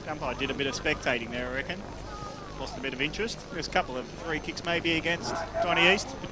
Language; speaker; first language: English; native; English